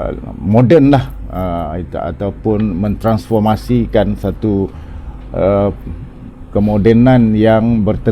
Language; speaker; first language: Malay; native; Malay